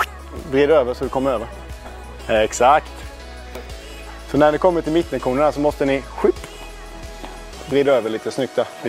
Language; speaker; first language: Swedish; native; Swedish